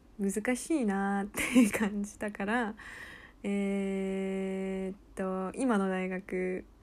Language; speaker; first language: Japanese; early bilingual, heritage; Japanese